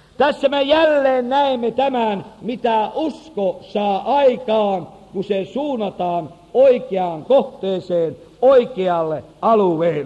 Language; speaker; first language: Finnish; native; Finnish